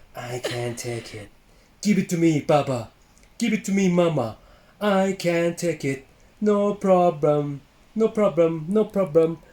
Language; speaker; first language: English; non-native, fluent; Thai